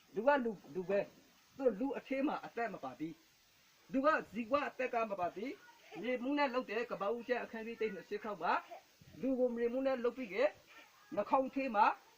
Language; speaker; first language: Burmese; native; Burmese